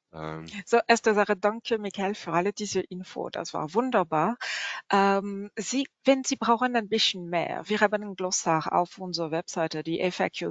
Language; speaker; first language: German; non-native, learner; French